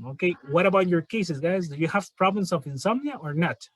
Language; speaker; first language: English; non-native, fluent; Spanish